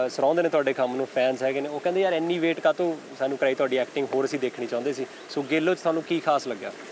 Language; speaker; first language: Punjabi; native; Punjabi